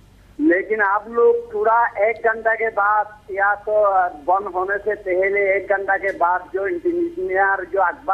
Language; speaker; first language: Hindi; non-native, learner; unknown